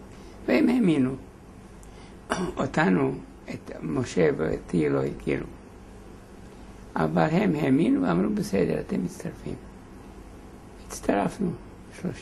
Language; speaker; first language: Hebrew; non-native, fluent; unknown